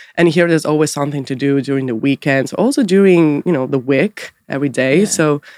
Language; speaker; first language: English; non-native, fluent; Italian